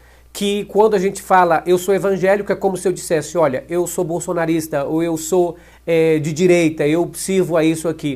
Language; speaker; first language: Portuguese; native; Portuguese